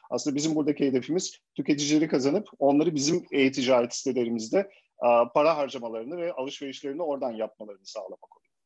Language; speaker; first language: Turkish; early bilingual, heritage; Turkish